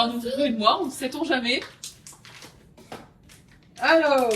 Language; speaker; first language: French; native; French